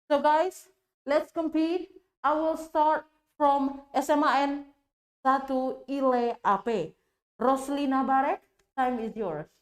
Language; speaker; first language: English; non-native, fluent; Indonesian